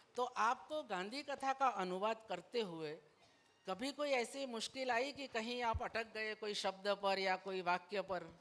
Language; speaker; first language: Hindi; non-native, local second language; Bangla